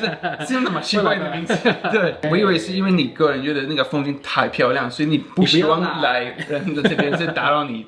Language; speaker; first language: Chinese; non-native, fluent; Swedish